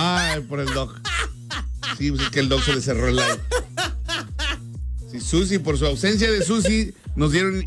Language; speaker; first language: Spanish; native; Spanish